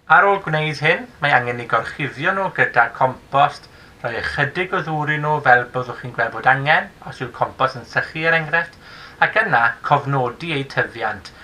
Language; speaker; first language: Welsh; native; Welsh